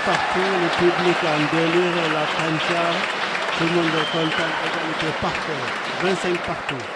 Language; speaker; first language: French; native; French